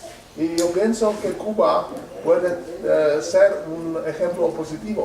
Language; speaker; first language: Spanish; non-native, learner; Czech